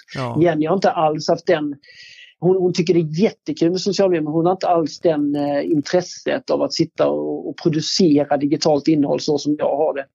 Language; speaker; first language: Swedish; native; Swedish